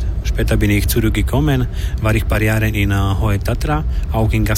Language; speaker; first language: German; non-native, fluent; Slovak